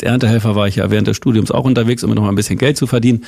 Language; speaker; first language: German; native; German